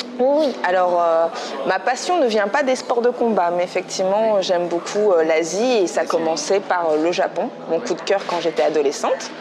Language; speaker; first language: French; native; French